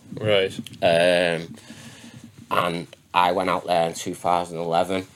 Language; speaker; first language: English; native; English